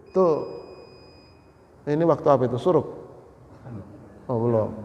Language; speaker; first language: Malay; non-native, local second language; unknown